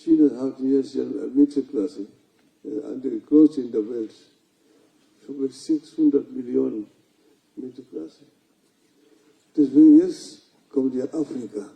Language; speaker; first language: German; non-native, fluent; Luo (Kenya and Tanzania)